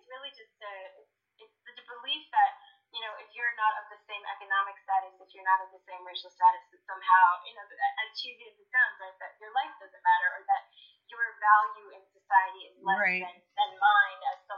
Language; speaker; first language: English; native; English